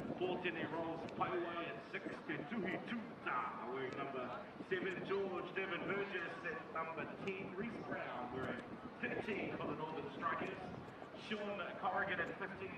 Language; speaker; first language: English; native; English